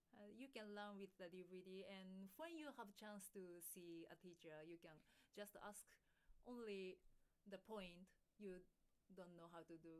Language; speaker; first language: English; non-native, fluent; Japanese